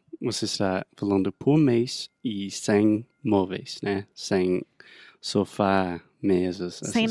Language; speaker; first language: Portuguese; non-native, fluent; English